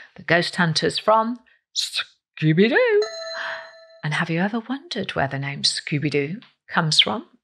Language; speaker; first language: English; native; English